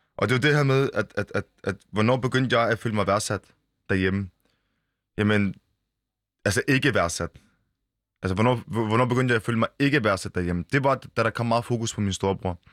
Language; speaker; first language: Danish; early bilingual, other home language; Arabic